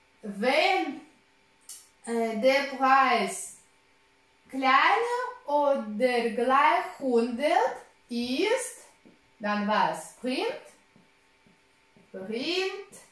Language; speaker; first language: German; non-native, fluent; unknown